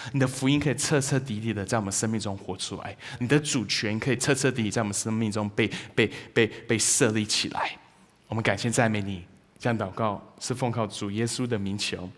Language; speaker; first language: Chinese; early bilingual, heritage; Chinese